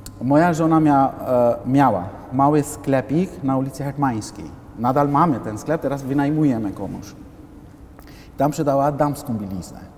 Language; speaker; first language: Polish; non-native, fluent; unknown